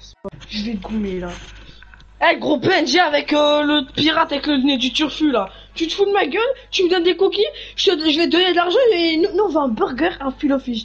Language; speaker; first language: French; native; French